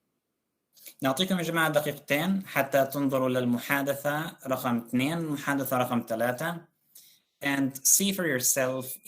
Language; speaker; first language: Arabic; native; Arabic